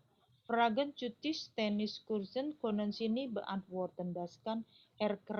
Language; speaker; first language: German; non-native, learner; Indonesian